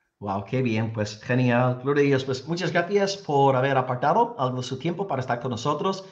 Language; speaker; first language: Spanish; non-native, fluent; English